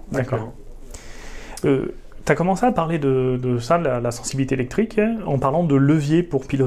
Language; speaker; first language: French; native; French